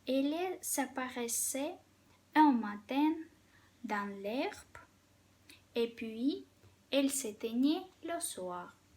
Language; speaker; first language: French; non-native, fluent; Russian